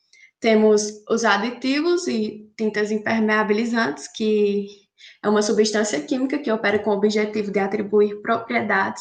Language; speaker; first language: Portuguese; native; Portuguese